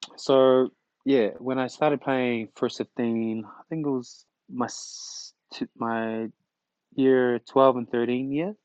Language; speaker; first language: English; early bilingual, other home language; Tongan